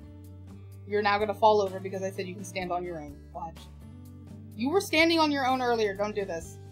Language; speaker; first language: English; native; English